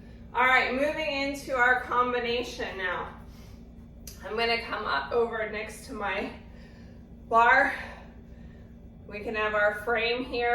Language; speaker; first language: English; native; English